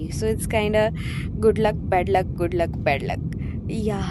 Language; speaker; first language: Hindi; non-native, local second language; Marathi